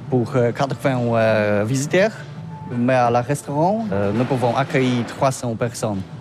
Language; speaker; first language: French; non-native, learner; Polish